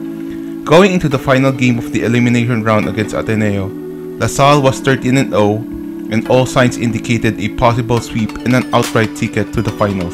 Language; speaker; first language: English; non-native, local second language; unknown